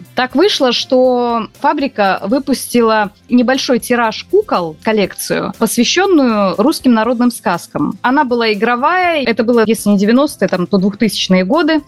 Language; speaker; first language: Russian; native; Russian